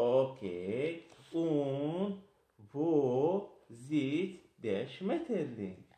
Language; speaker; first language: German; non-native, fluent; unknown